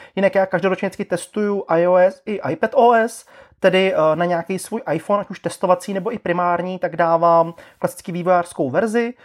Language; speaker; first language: Czech; native; Czech